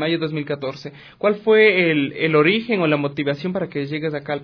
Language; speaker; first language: Spanish; native; Spanish